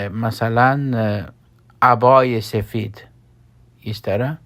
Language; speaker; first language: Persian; non-native, fluent; Urdu